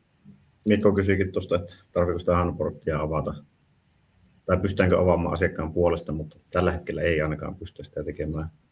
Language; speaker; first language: Finnish; native; Finnish